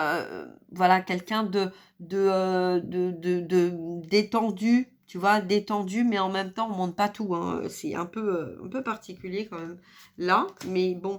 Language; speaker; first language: French; native; French